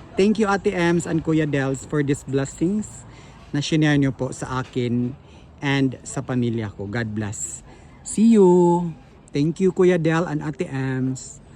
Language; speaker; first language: Filipino; non-native, local second language; Cebuano